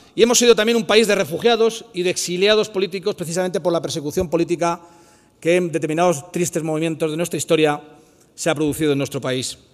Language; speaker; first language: Spanish; native; Spanish